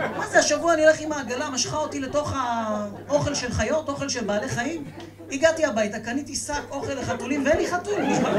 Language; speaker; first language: Hebrew; native; Hebrew